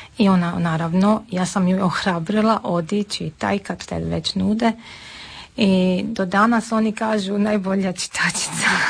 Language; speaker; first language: Serbian; non-native, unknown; Armenian